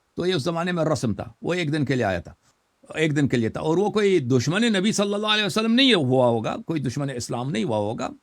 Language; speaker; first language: Urdu; non-native, fluent; Persian